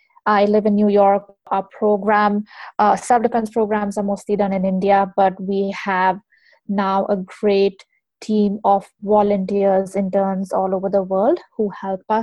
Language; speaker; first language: English; non-native, local second language; Hindi